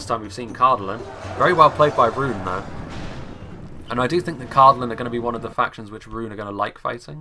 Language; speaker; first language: English; native; English